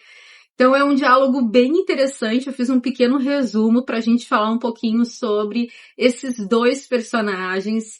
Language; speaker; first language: Portuguese; native; Portuguese